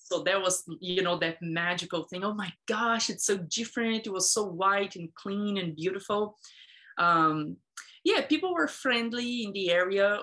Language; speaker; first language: English; non-native, fluent; Portuguese